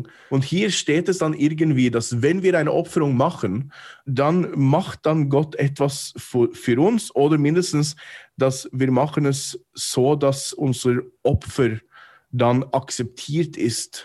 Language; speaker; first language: German; non-native, fluent; English